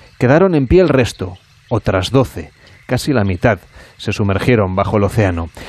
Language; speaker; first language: Spanish; native; Spanish